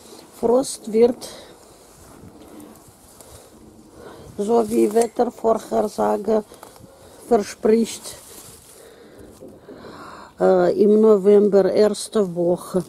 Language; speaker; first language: German; non-native, fluent; Russian